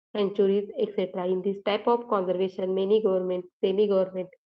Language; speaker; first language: English; non-native, local second language; Marathi